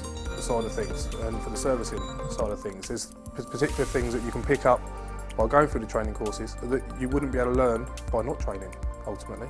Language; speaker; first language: English; native; English